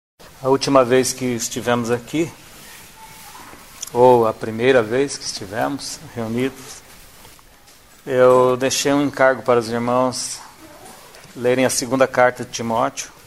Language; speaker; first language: Portuguese; native; Portuguese